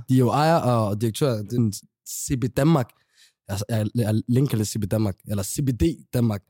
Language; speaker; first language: Danish; early bilingual, other home language; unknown